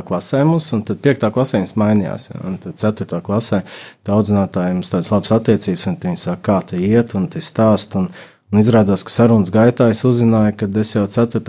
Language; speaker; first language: Latvian; native; Latvian